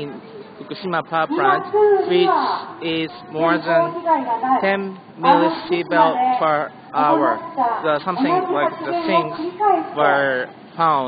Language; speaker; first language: English; non-native, learner; Japanese